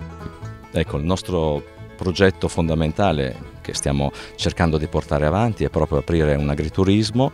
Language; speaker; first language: Italian; native; Italian